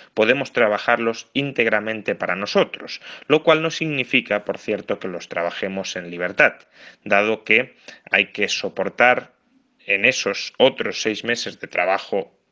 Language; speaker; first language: Spanish; native; Spanish